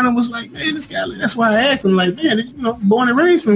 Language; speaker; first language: English; native; English